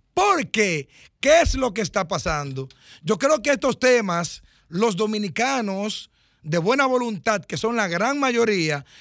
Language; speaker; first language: Spanish; native; Spanish